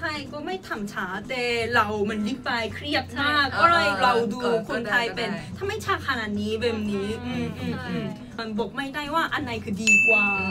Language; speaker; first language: Thai; non-native, learner; Korean